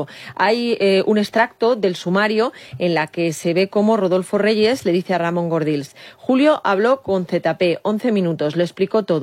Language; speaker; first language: Spanish; native; Spanish